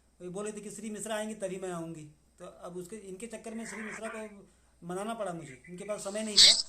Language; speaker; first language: Hindi; non-native, local second language; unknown